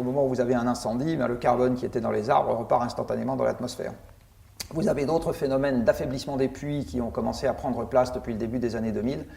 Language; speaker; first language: French; native; French